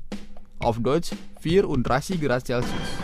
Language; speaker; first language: German; non-native, fluent; Indonesian